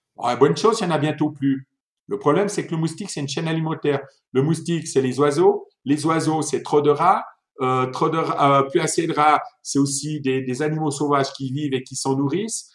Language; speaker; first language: French; early bilingual, other home language; Italian